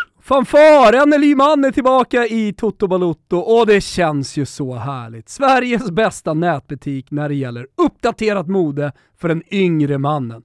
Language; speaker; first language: Swedish; native; Swedish